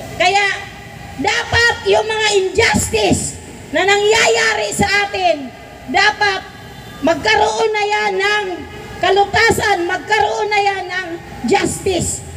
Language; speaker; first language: Filipino; non-native, local second language; Waray